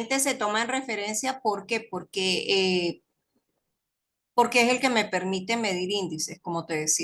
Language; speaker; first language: Spanish; native; Spanish